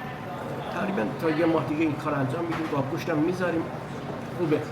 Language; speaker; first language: Persian; non-native, local second language; Azerbaijani